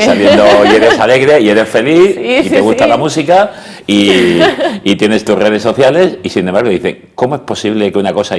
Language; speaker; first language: Spanish; native; Spanish